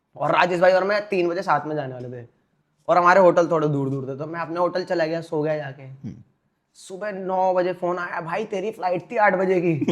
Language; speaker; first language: Hindi; native; Hindi